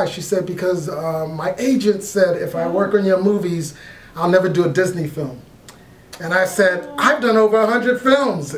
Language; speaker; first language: English; native; English